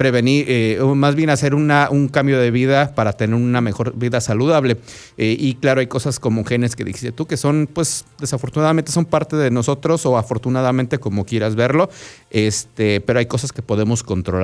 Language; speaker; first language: Spanish; native; Spanish